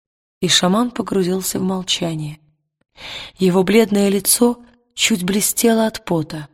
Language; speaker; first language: Russian; native; Russian